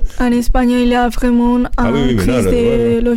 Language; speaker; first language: French; non-native, learner; Spanish